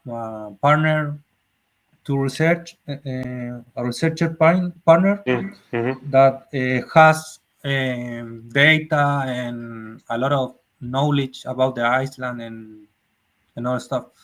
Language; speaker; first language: English; non-native, learner; Spanish